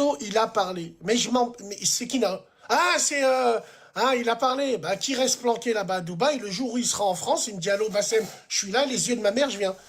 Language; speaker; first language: French; early bilingual, other home language; Arabic